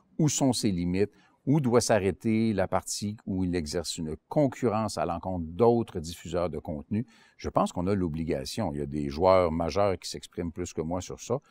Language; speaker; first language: French; native; French